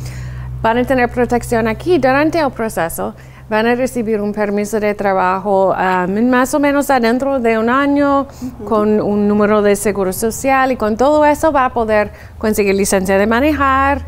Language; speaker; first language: Spanish; non-native, fluent; English